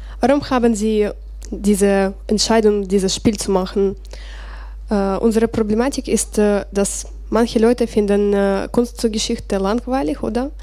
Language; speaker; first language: German; non-native, learner; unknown